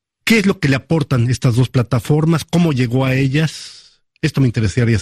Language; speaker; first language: Spanish; native; Spanish